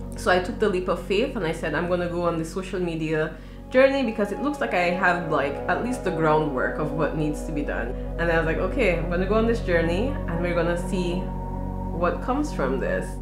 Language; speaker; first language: English; native; English